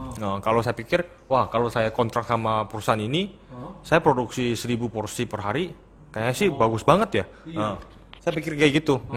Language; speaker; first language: Indonesian; early bilingual, other home language; Korean